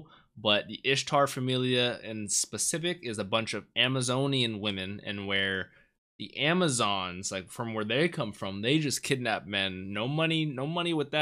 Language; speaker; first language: English; native; English